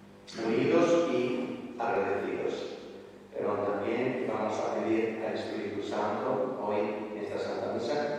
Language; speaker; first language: Spanish; non-native, fluent; Italian